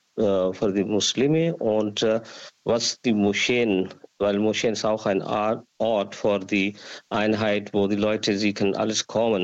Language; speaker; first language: German; non-native, learner; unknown